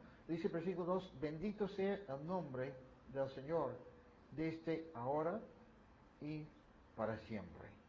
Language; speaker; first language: Spanish; non-native, fluent; English